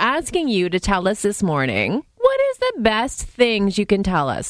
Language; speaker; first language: English; native; English